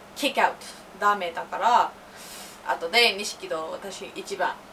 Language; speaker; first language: Japanese; non-native, learner; English